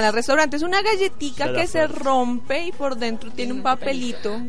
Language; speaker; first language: Spanish; native; Spanish